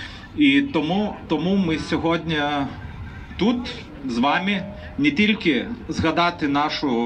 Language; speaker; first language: Ukrainian; non-native, fluent; Lithuanian